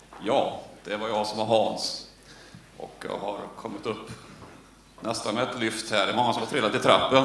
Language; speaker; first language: Swedish; native; Swedish